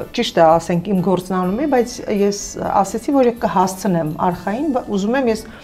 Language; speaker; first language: Armenian; native; Armenian